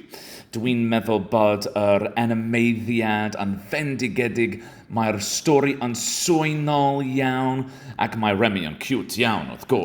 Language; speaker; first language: Welsh; non-native, learner; English